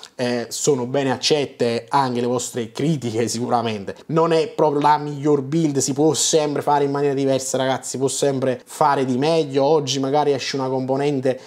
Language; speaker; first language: Italian; native; Italian